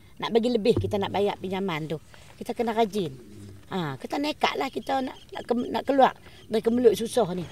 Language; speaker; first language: Malay; native; Malay